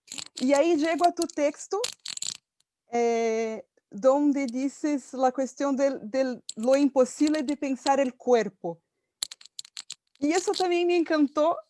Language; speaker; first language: Spanish; non-native, fluent; Portuguese